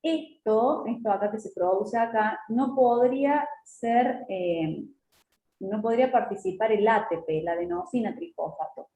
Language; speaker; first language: Spanish; native; Spanish